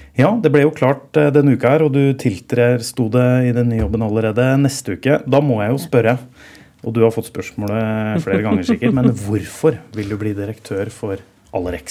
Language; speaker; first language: Norwegian; native; Norwegian